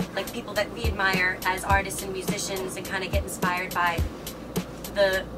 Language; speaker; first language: English; native; English